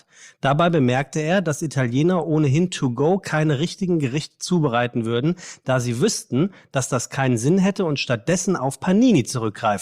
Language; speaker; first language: German; native; German